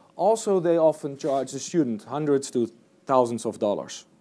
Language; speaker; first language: English; non-native, fluent; Dutch